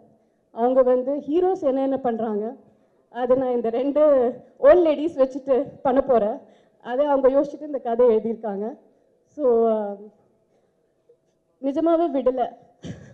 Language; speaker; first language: Tamil; non-native, fluent; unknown